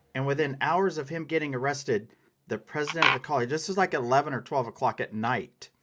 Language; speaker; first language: English; native; English